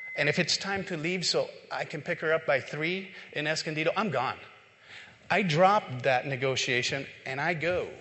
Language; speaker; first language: English; non-native, local second language; Filipino